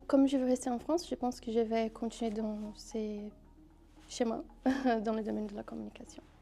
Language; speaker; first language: French; non-native, fluent; Portuguese